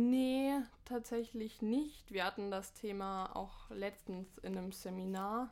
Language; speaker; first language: German; native; German